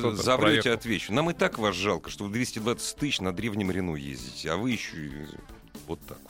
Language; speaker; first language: Russian; native; Russian